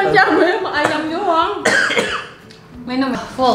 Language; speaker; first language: Indonesian; native; Indonesian